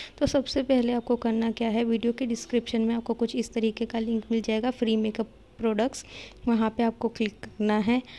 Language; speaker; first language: Hindi; native; Hindi